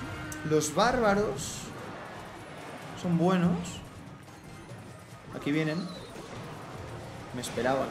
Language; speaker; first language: Spanish; native; Spanish